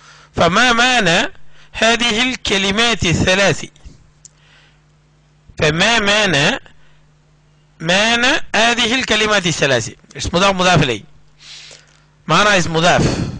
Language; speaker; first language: Arabic; non-native, fluent; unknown